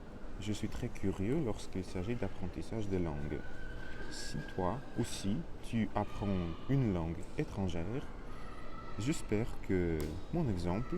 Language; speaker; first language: French; non-native, learner; Russian